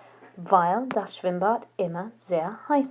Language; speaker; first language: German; non-native, fluent; English